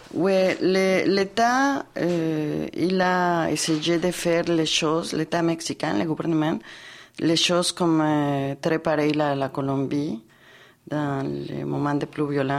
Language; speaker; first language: French; non-native, fluent; Spanish